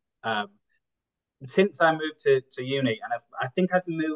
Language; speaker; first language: English; native; English